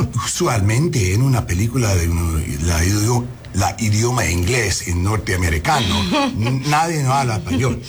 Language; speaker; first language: Spanish; non-native, learner; English